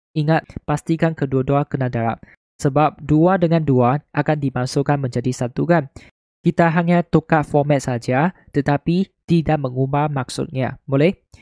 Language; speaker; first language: Malay; non-native, local second language; Chinese